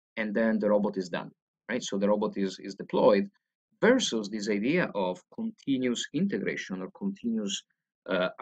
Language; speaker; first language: English; non-native, fluent; Italian